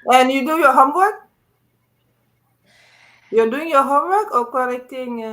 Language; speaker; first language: English; non-native, learner; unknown